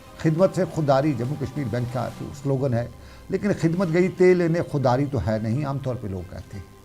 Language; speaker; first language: Urdu; non-native, local second language; Kashmiri